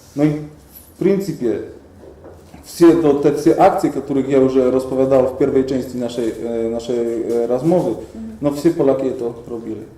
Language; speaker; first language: Ukrainian; non-native, learner; Polish